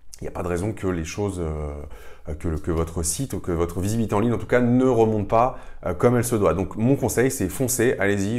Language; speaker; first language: French; native; French